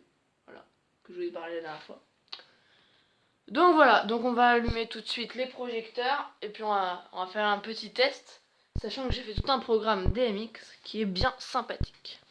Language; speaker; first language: French; native; French